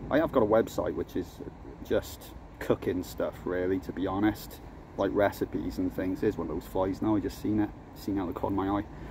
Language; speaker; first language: English; native; English